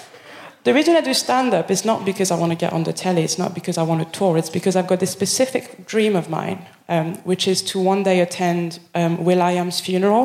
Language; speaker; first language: English; non-native, fluent; French